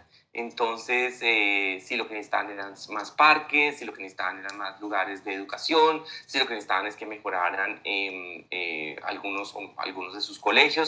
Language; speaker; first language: Spanish; native; Spanish